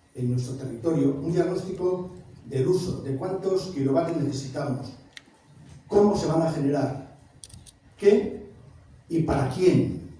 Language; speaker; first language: Spanish; native; Spanish